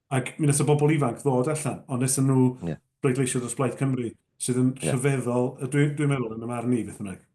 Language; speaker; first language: Welsh; native; Welsh